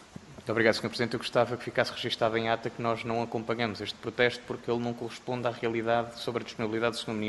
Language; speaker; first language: Portuguese; native; Portuguese